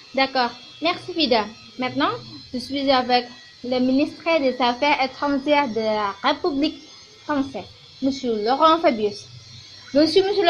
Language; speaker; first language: French; non-native, learner; Indonesian